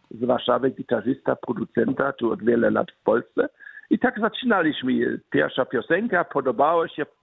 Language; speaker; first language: Polish; early bilingual, other home language; German